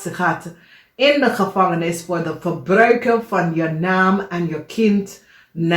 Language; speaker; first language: Dutch; non-native, learner; English